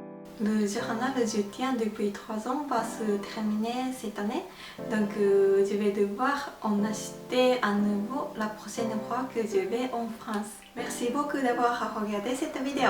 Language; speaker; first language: French; non-native, fluent; Japanese